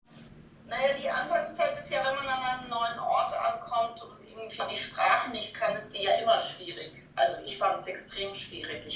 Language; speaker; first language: German; early bilingual, other home language; Russian